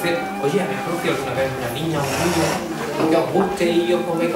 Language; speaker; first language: Spanish; native; Spanish